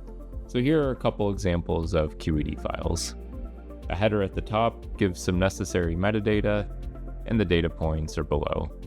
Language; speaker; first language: English; native; English